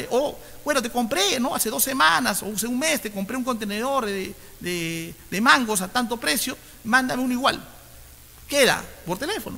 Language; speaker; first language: Spanish; native; Spanish